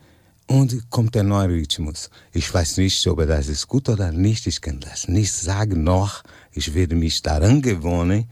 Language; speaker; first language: German; non-native, fluent; Portuguese